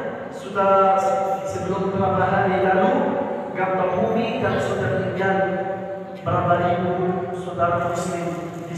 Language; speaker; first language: Indonesian; non-native, learner; Arabic